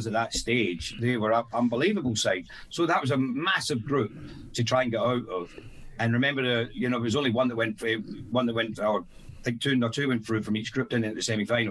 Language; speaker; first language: English; native; English